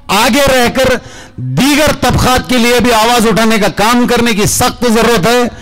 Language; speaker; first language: Hindi; non-native, local second language; Kannada